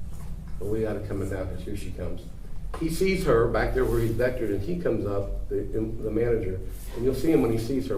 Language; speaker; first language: English; native; English